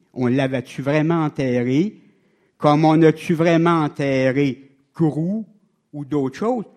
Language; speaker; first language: French; native; French